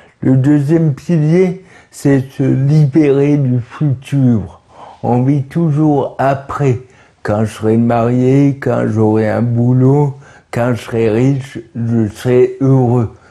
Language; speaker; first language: French; native; French